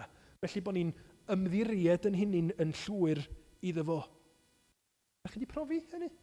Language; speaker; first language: Welsh; native; Welsh